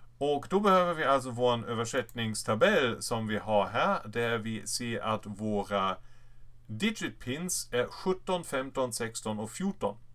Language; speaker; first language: Swedish; non-native, fluent; German